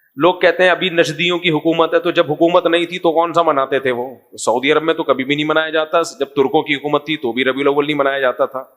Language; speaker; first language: Urdu; native; Urdu